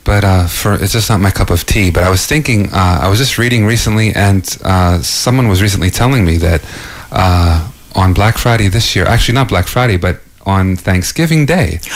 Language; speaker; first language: English; native; English